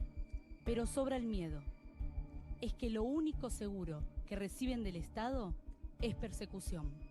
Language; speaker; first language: Spanish; native; Spanish